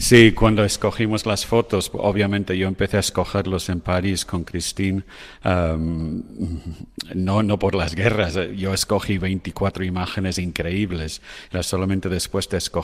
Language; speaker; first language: Spanish; non-native, fluent; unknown